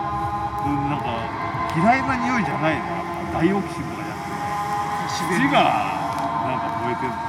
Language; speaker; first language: Japanese; native; Japanese